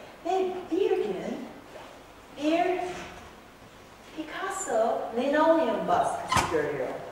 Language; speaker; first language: Turkish; non-native, fluent; English